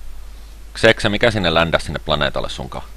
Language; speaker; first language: Finnish; native; Finnish